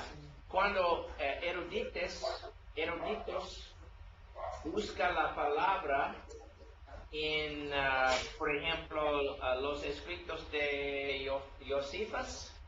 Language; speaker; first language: Spanish; non-native, learner; English